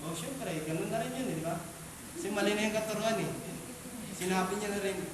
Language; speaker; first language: Filipino; non-native, local second language; Cebuano